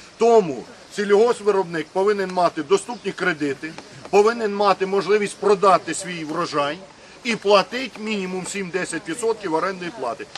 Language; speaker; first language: Ukrainian; native; Ukrainian